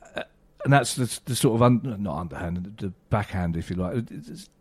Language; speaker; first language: English; native; English